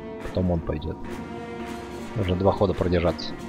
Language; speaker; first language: Russian; native; Russian